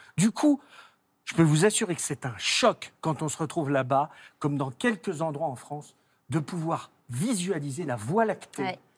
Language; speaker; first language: French; native; French